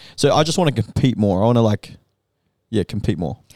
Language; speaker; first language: English; native; English